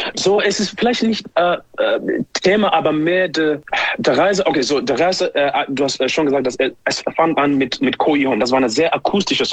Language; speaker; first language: German; non-native, fluent; English